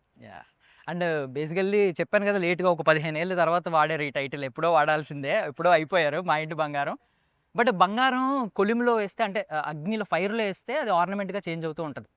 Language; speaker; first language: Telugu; native; Telugu